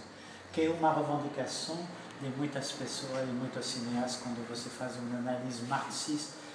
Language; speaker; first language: Portuguese; non-native, fluent; French